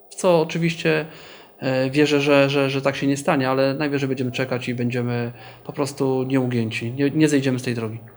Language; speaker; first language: Polish; native; Polish